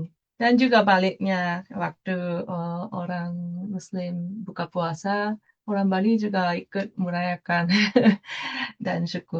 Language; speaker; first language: Indonesian; non-native, fluent; Japanese